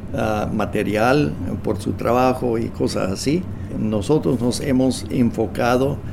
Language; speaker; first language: Spanish; non-native, fluent; English